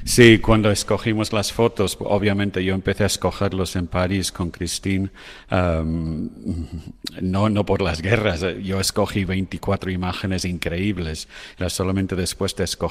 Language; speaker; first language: Spanish; non-native, fluent; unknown